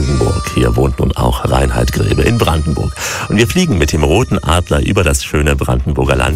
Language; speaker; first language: German; native; German